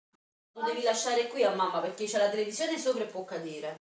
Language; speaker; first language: Italian; native; Italian